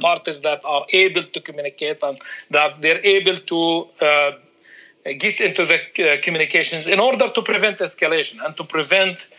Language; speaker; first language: English; non-native, fluent; Arabic